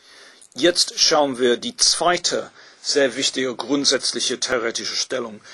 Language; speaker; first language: German; non-native, fluent; English